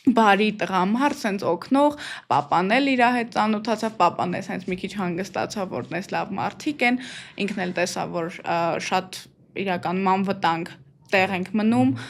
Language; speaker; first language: Armenian; native; Armenian